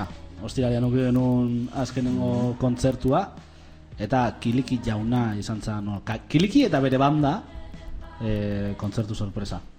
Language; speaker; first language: Basque; native; Basque